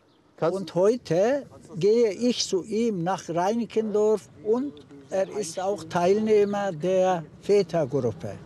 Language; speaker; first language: German; non-native, fluent; Turkish